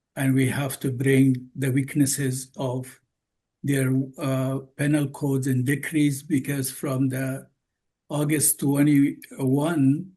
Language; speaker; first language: English; non-native, fluent; Persian